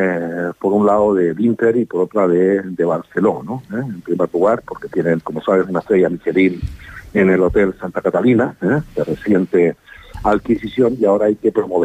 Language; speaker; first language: Spanish; native; Spanish